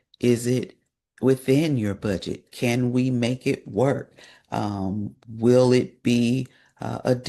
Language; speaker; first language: English; native; English